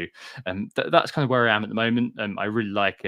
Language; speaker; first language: English; native; English